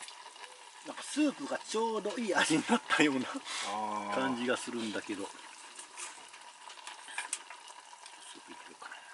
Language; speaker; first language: Japanese; native; Japanese